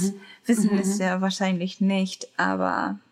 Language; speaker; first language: German; non-native, learner; Japanese